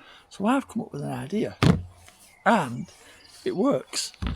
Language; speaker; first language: English; native; English